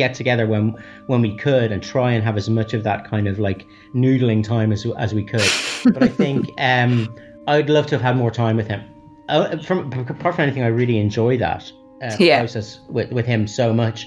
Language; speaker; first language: English; native; English